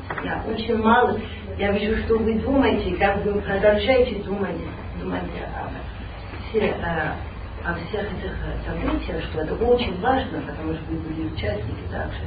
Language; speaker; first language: Russian; non-native, learner; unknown